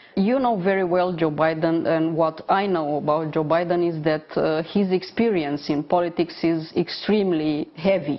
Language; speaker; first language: English; non-native, fluent; Romanian